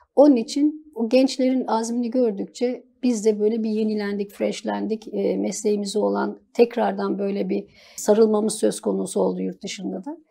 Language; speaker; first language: Turkish; native; Turkish